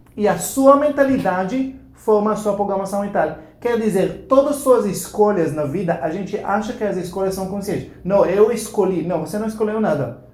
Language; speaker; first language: Portuguese; non-native, fluent; Hebrew